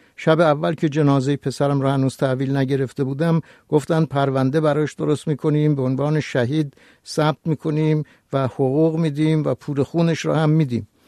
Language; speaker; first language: Persian; non-native, local second language; Kurdish